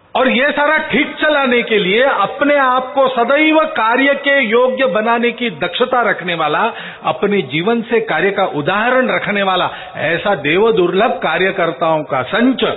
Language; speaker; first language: Hindi; non-native, local second language; Marathi